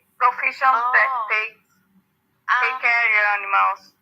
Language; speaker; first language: English; non-native, learner; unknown